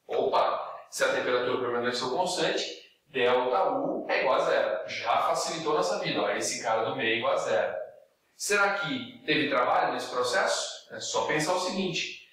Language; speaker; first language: Portuguese; native; Portuguese